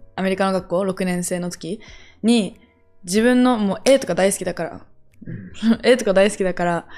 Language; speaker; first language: Japanese; early bilingual, other home language; English